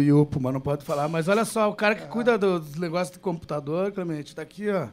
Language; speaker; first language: Portuguese; native; Portuguese